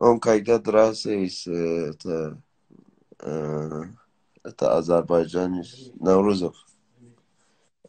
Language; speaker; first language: Russian; non-native, learner; Tajik